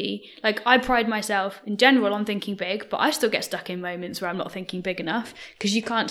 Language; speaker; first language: English; native; English